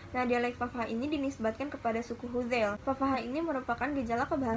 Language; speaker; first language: Indonesian; native; Indonesian